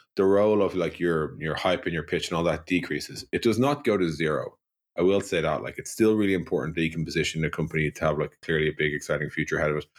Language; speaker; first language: English; native; English